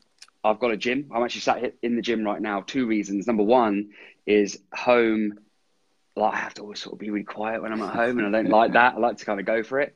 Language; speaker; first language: English; native; English